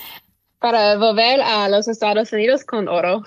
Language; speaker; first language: Spanish; non-native, learner; English